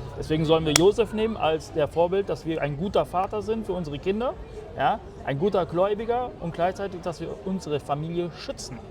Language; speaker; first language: German; early bilingual, other home language; Polish